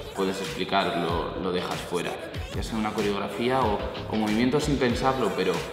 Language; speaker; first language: Spanish; native; Spanish